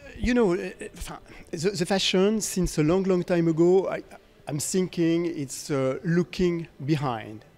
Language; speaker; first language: English; non-native, fluent; French